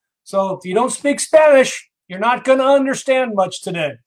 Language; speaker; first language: English; native; English